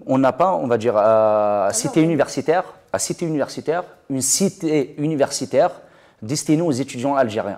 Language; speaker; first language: French; non-native, local second language; Arabic